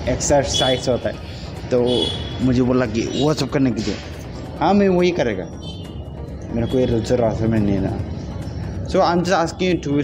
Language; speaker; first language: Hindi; non-native, local second language; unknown